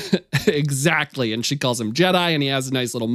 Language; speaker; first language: English; native; English